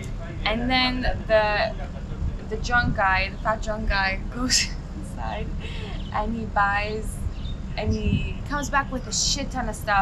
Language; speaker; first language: English; early bilingual, heritage; English